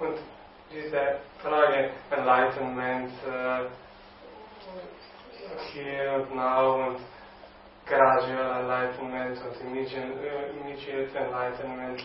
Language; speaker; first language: German; non-native, learner; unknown